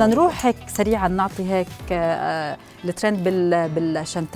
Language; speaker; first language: Arabic; native; Arabic